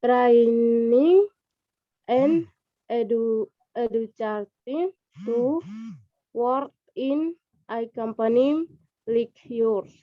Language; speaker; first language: English; non-native, learner; Indonesian